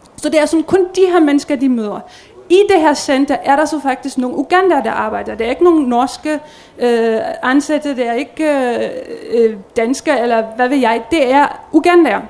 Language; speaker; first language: Danish; native; Danish